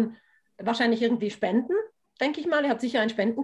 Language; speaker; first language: German; native; German